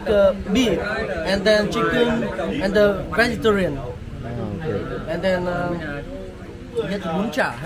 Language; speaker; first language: English; non-native, learner; Vietnamese